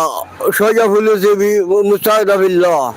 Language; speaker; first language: Arabic; non-native, learner; Bangla